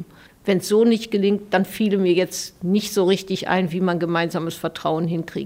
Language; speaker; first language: German; native; German